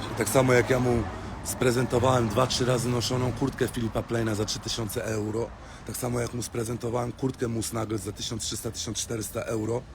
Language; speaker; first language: Polish; early bilingual, heritage; Polish